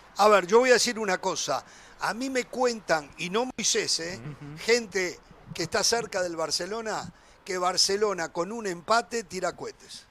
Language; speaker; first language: Spanish; native; Spanish